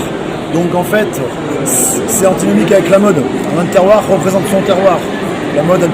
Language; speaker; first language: French; native; French